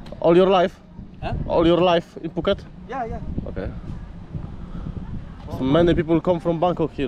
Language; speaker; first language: English; non-native, learner; Polish